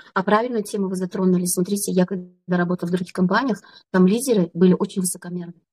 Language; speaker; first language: Russian; non-native, local second language; Kazakh